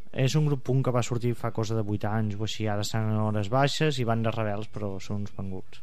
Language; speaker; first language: Catalan; native; Catalan